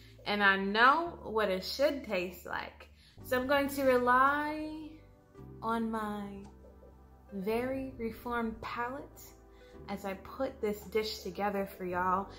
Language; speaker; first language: English; native; English